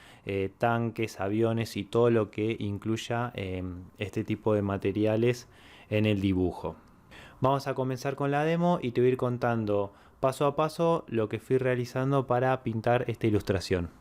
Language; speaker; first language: Spanish; native; Spanish